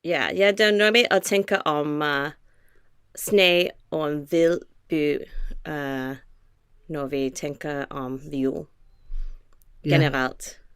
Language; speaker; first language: Danish; non-native, learner; English